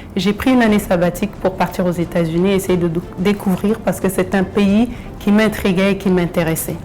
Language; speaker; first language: French; early bilingual, other home language; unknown